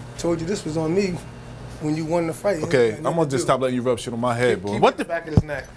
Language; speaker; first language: English; native; English